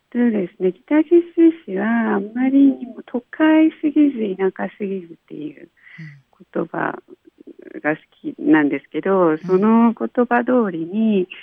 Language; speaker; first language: Japanese; non-native, fluent; Korean